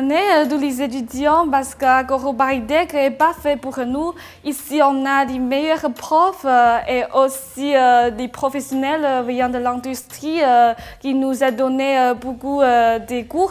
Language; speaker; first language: French; non-native, fluent; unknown